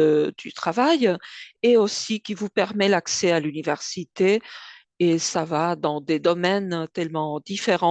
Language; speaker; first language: French; non-native, fluent; Spanish